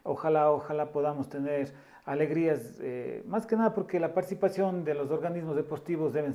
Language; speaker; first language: Spanish; native; Spanish